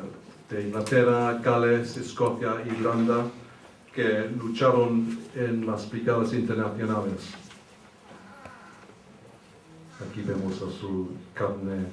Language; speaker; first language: Spanish; early bilingual, heritage; English